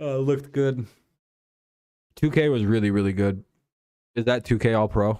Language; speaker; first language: English; native; English